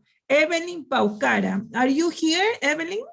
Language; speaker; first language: English; non-native, learner; Spanish